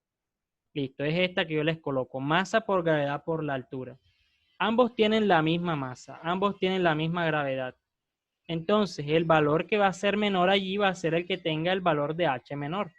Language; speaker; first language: Spanish; native; Spanish